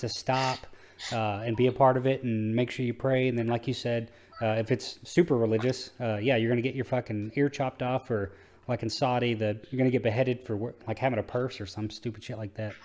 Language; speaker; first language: English; native; English